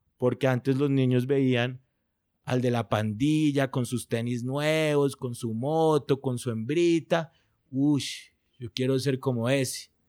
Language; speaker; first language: Spanish; native; Spanish